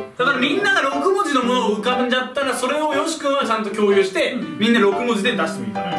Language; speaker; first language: Japanese; native; Japanese